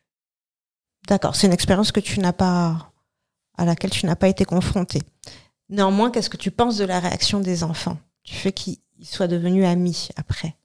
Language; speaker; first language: French; native; French